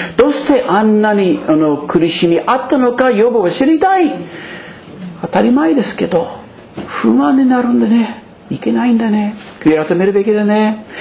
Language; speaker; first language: Japanese; non-native, fluent; English